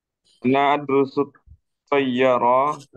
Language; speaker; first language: Arabic; non-native, learner; Indonesian